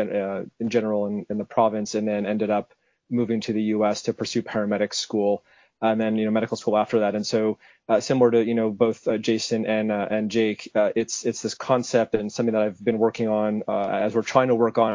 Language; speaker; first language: English; native; English